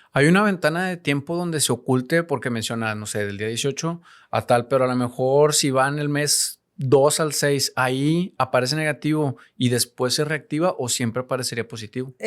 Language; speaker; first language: Spanish; native; Spanish